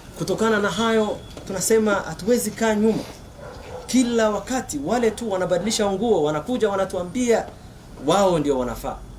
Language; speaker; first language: Swahili; non-native, local second language; Somali